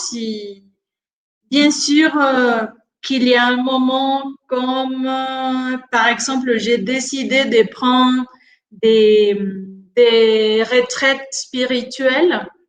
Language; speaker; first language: French; non-native, fluent; Spanish